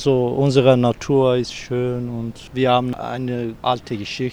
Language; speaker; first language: German; non-native, learner; Kurdish